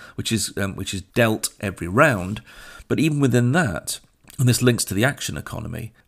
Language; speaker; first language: English; native; English